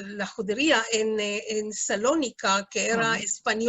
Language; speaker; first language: Spanish; early bilingual, heritage; Spanish